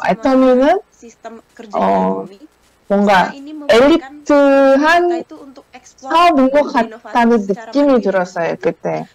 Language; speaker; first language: Korean; non-native, learner; Indonesian